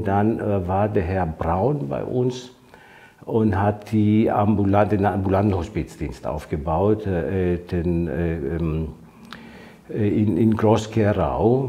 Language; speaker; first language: German; non-native, fluent; Greek